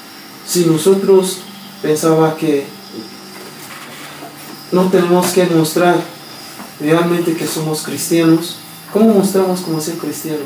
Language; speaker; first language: Spanish; non-native, learner; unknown